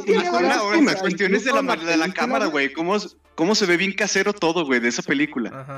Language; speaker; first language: Spanish; native; Spanish